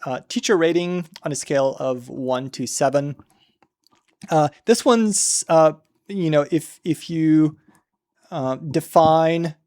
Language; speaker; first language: English; native; English